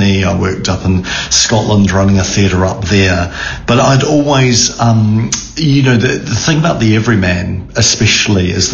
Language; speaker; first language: English; native; English